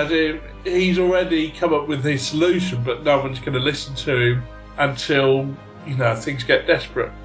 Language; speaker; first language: English; native; English